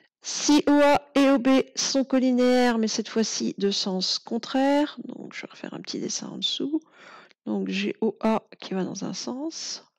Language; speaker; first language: French; native; French